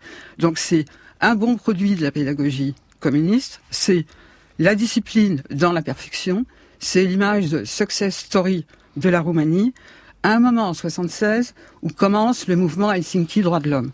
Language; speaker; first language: French; native; French